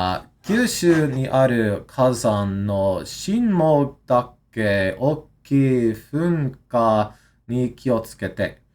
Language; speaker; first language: Japanese; non-native, learner; English